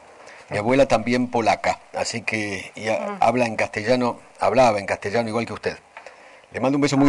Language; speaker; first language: Spanish; native; Spanish